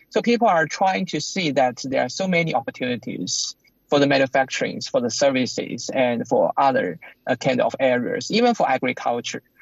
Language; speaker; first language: English; non-native, fluent; Chinese